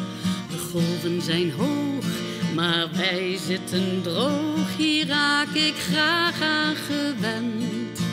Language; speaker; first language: Dutch; native; Dutch